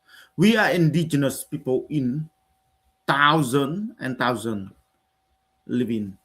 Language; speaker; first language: English; non-native, learner; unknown